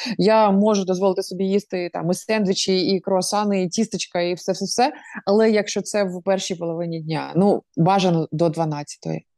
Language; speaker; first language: Ukrainian; non-native, local second language; Russian